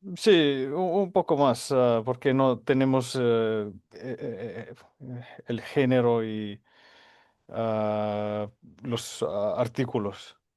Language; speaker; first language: Spanish; non-native, fluent; Finnish